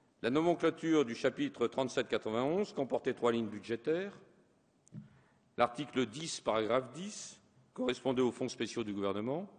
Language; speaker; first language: French; native; French